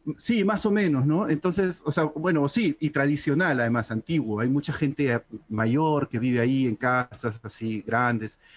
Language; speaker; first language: Spanish; native; Spanish